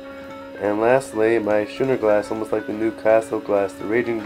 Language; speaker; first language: English; native; English